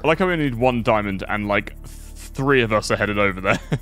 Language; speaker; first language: English; native; English